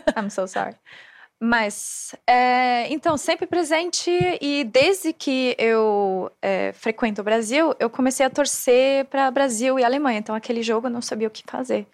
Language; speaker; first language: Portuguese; non-native, fluent; German